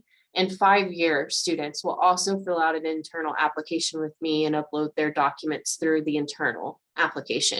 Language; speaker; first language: English; native; English